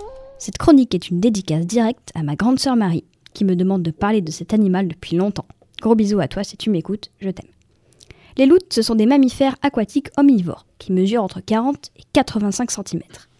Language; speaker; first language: French; native; French